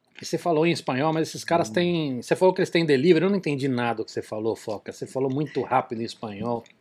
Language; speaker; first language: Portuguese; native; Portuguese